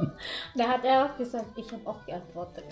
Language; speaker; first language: German; non-native, learner; Cebuano